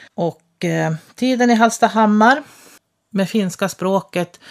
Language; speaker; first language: Swedish; early bilingual, other home language; Finnish